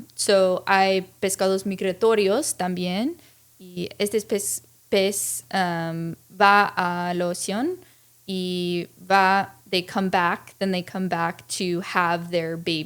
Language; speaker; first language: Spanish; early bilingual, heritage; English